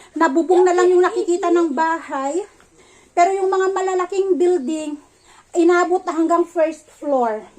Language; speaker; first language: Filipino; native; Filipino